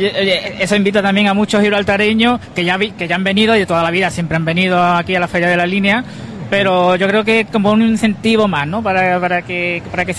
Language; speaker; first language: Spanish; native; Spanish